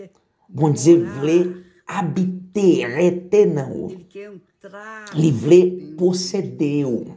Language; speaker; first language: French; non-native, learner; Portuguese